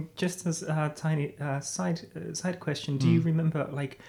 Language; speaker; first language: English; non-native, fluent; Finnish